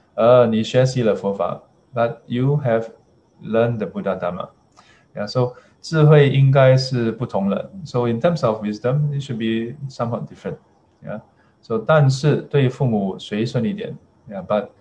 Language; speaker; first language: English; non-native, local second language; Chinese